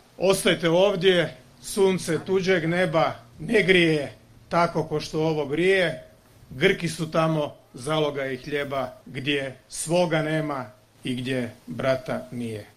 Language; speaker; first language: Croatian; native; Croatian